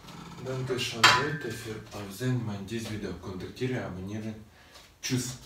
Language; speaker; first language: German; non-native, learner; Russian